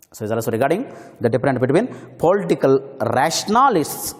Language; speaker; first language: English; non-native, local second language; Kannada